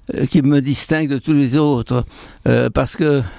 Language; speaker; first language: French; non-native, fluent; Arabic